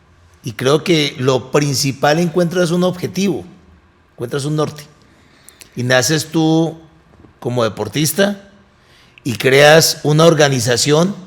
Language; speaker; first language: Spanish; native; Spanish